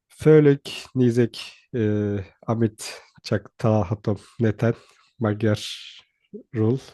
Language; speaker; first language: Hungarian; non-native, learner; Turkish